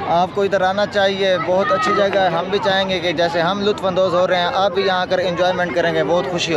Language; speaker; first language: Hindi; non-native, local second language; Pashto